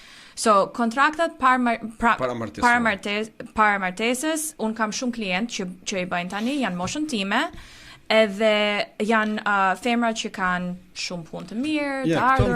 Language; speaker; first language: Albanian; early bilingual, heritage; Albanian